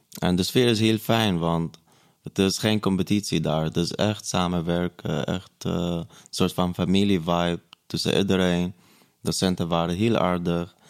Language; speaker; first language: Dutch; non-native, fluent; Arabic